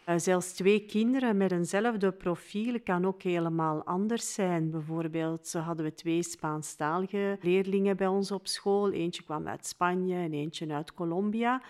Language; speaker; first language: Dutch; native; Dutch